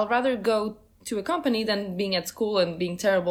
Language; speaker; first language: English; non-native, fluent; Portuguese